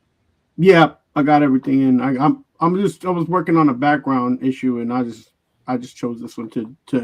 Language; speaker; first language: English; native; English